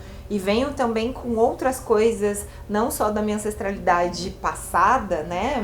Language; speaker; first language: Portuguese; native; Portuguese